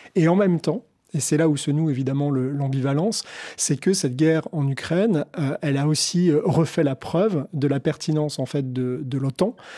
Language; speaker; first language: French; native; French